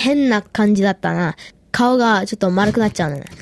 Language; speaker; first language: Japanese; early bilingual, heritage; Japanese